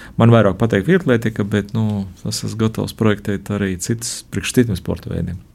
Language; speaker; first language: Latvian; native; Latvian